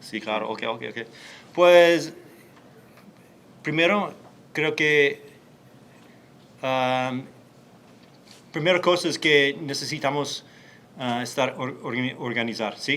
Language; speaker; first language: Spanish; non-native, learner; English